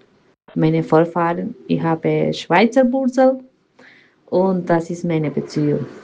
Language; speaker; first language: German; non-native, learner; Spanish